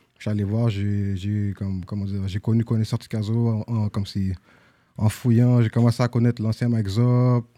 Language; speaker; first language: French; native; French